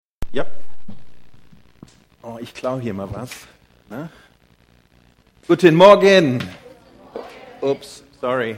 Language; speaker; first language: German; non-native, fluent; English